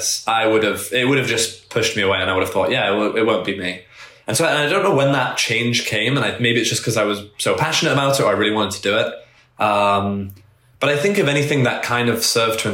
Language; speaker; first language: English; native; English